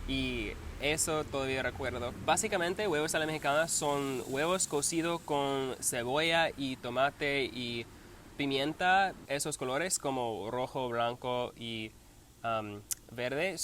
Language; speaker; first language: Spanish; non-native, learner; English